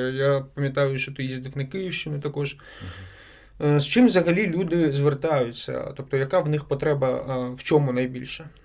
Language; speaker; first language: Ukrainian; non-native, local second language; Crimean Tatar